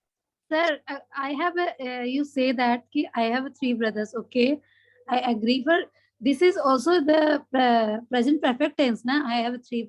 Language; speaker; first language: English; non-native, learner; Hindi